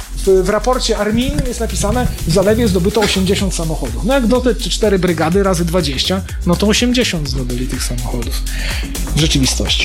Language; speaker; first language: Polish; native; Polish